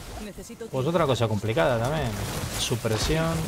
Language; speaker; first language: Spanish; native; Spanish